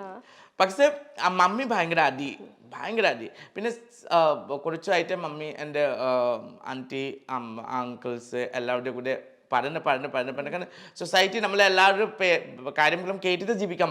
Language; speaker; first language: Malayalam; non-native, local second language; Assamese